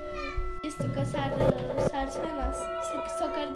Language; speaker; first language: French; early bilingual, other home language; Romany